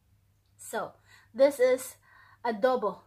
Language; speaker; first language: English; non-native, local second language; Filipino